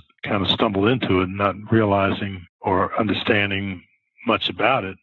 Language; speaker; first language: English; native; English